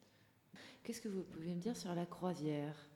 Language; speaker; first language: French; native; French